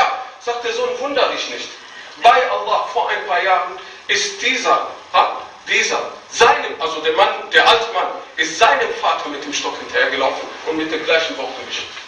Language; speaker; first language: German; non-native, fluent; Arabic